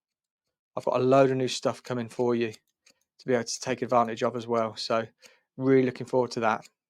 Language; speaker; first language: English; native; English